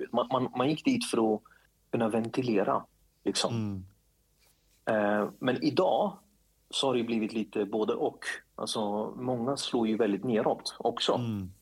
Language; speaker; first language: Swedish; early bilingual, other home language; Kurdish